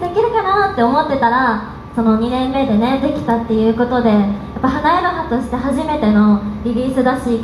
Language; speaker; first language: Japanese; native; Japanese